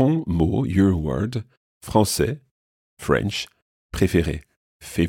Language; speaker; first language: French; non-native, fluent; English